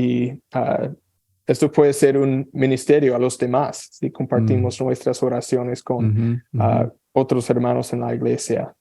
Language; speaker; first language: Spanish; non-native, fluent; English